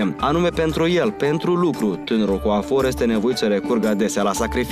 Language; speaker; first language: Romanian; native; Romanian